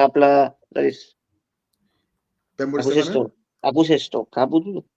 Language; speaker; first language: Greek; early bilingual, heritage; Greek